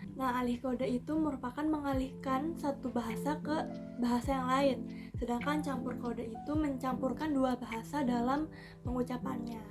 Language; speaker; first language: Indonesian; native; Indonesian